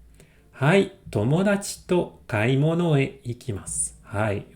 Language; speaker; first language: Japanese; non-native, fluent; French